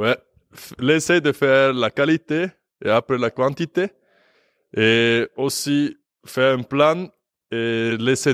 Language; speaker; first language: French; non-native, learner; English